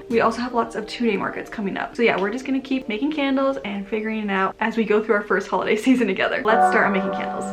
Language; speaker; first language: English; native; English